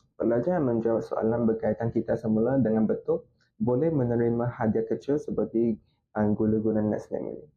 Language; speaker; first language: Malay; non-native, local second language; Chinese